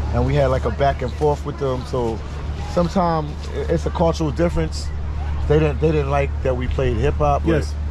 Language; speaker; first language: English; native; English